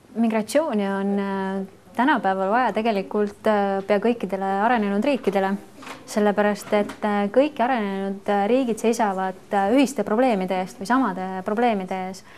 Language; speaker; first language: Estonian; native; Estonian